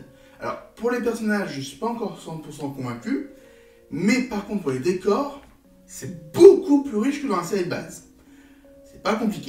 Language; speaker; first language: French; native; French